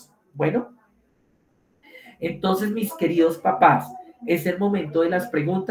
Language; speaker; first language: Spanish; native; Spanish